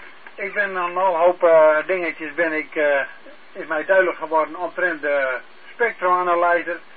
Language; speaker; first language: Dutch; native; Dutch